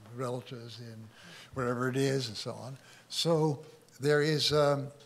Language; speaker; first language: English; native; English